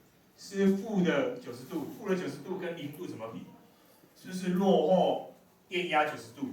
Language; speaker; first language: Chinese; native; Chinese